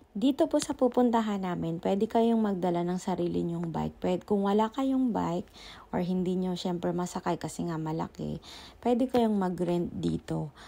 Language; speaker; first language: Filipino; native; Filipino